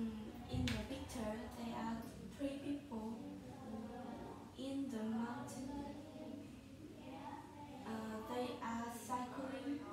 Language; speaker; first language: English; non-native, learner; Vietnamese